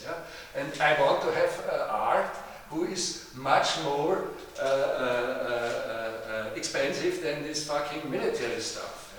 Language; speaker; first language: English; non-native, fluent; German